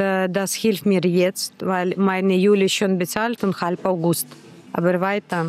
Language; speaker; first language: German; non-native, learner; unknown